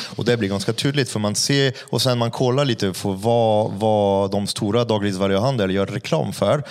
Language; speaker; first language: Swedish; non-native, fluent; French